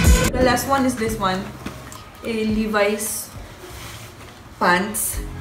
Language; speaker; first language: English; non-native, local second language; Filipino